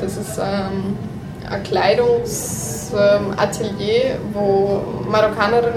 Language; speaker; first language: German; native; German